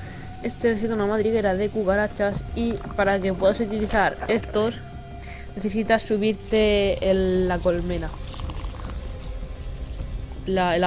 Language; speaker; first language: Spanish; native; Spanish